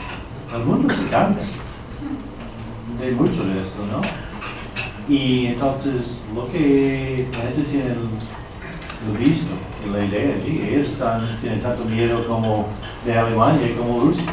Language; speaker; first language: Spanish; non-native, fluent; English